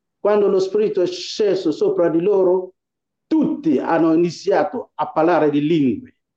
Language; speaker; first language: Italian; non-native, fluent; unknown